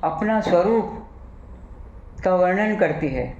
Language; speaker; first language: Hindi; non-native, local second language; Gujarati